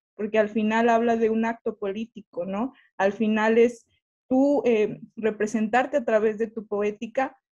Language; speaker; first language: Spanish; early bilingual, heritage; Spanish